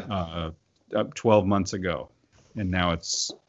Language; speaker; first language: English; native; English